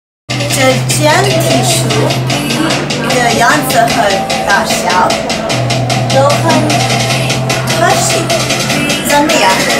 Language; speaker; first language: Chinese; non-native, learner; English